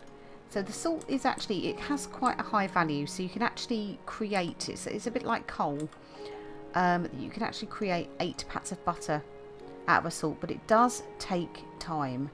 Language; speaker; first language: English; native; English